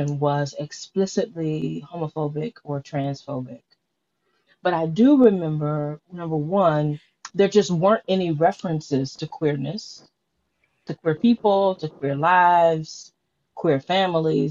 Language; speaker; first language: English; native; English